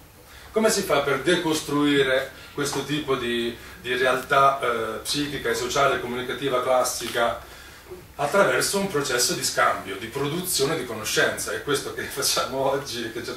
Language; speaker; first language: Italian; native; Italian